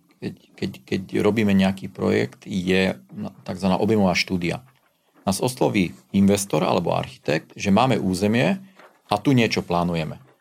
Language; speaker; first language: Slovak; non-native, local second language; Hungarian